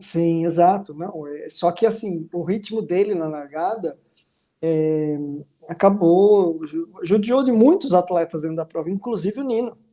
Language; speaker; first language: Portuguese; native; Portuguese